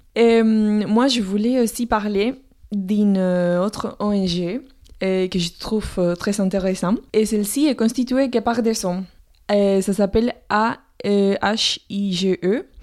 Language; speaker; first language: French; non-native, fluent; Spanish